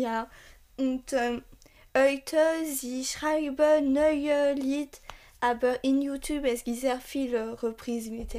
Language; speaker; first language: German; non-native, learner; French